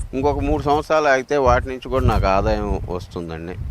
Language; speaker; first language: Telugu; native; Telugu